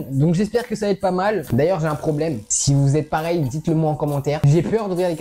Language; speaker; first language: French; native; French